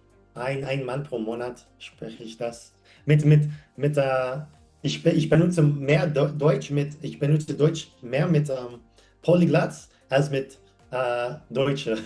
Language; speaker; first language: German; non-native, learner; English